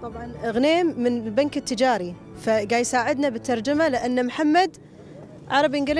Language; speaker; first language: Arabic; native; Arabic